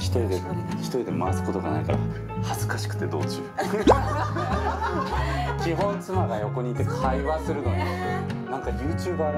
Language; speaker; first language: Japanese; native; Japanese